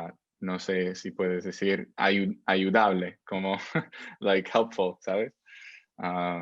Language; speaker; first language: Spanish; non-native, fluent; English